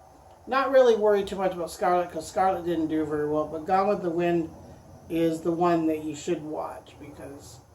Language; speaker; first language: English; native; English